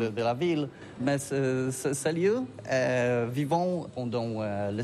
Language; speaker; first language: French; non-native, learner; Polish